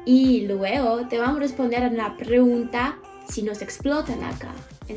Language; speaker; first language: Spanish; non-native, fluent; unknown